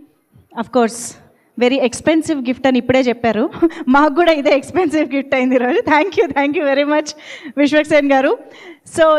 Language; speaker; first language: Telugu; native; Telugu